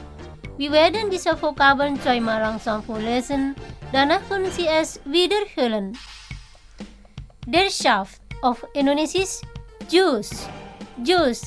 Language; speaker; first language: German; non-native, fluent; Indonesian